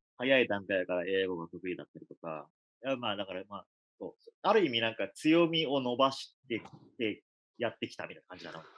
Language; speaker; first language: Japanese; early bilingual, other home language; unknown